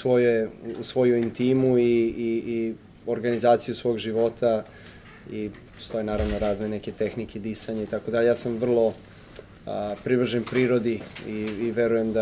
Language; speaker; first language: Serbian; native; Serbian